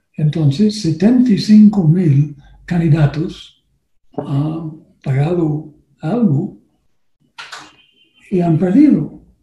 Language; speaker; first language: Spanish; non-native, learner; English